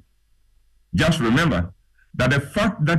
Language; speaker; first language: English; non-native, local second language; Akan